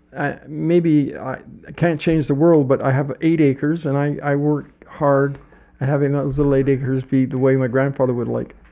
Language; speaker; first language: English; native; English